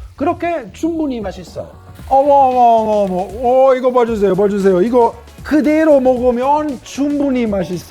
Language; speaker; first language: Korean; non-native, fluent; Italian